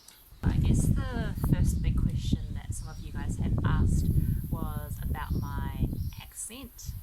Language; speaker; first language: English; early bilingual, other home language; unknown